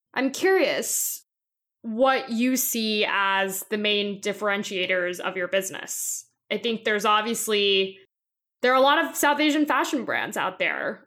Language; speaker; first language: English; native; English